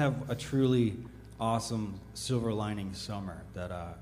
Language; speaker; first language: English; native; English